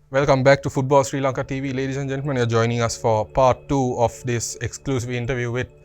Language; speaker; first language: English; non-native, local second language; Sinhala